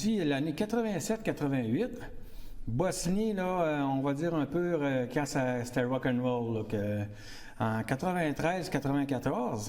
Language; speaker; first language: French; native; French